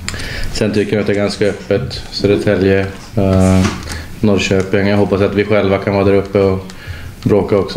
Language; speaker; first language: Swedish; native; Swedish